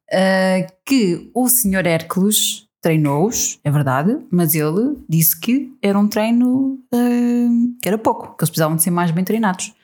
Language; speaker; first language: Portuguese; native; Portuguese